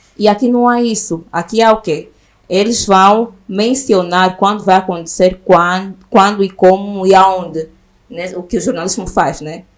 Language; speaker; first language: Portuguese; native; Portuguese